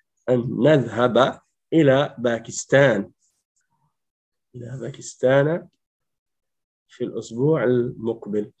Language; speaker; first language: Arabic; non-native, fluent; French